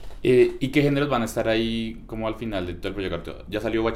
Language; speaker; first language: Spanish; native; Spanish